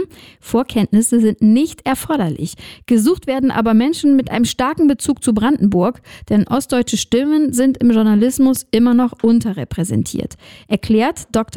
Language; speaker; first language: German; native; German